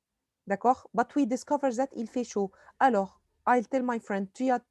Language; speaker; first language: French; non-native, fluent; Arabic